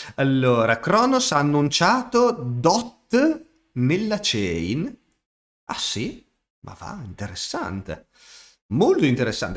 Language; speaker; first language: Italian; native; Italian